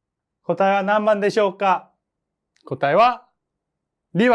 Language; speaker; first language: Japanese; non-native, fluent; Korean